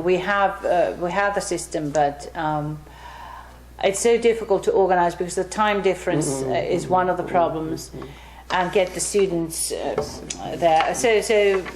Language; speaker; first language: English; non-native, fluent; Finnish